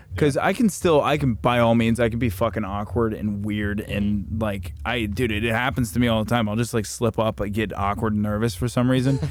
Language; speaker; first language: English; native; English